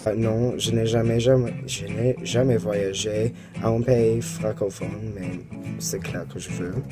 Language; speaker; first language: French; non-native, learner; English